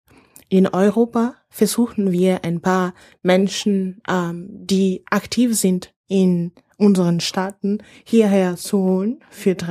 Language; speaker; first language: German; non-native, fluent; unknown